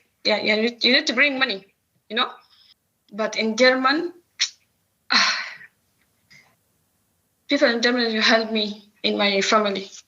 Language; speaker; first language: English; non-native, local second language; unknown